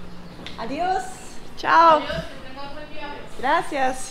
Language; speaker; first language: Spanish; non-native, learner; Dutch